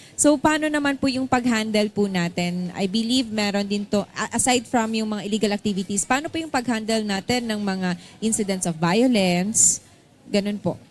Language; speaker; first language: Filipino; non-native, local second language; Chavacano